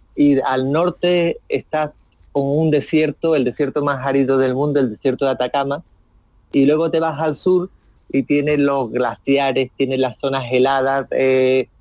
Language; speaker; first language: Spanish; native; Spanish